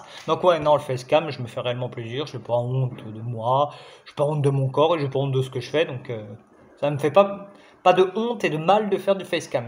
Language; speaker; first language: French; native; French